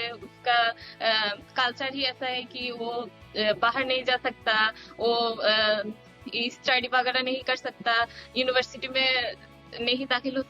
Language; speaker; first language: Hindi; non-native, learner; Bangla